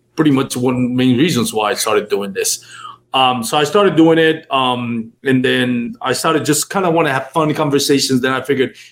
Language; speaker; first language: English; non-native, fluent; Spanish